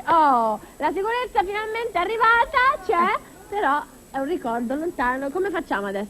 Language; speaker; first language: Italian; native; Italian